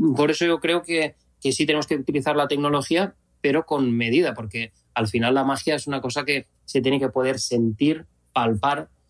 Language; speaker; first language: Spanish; native; Spanish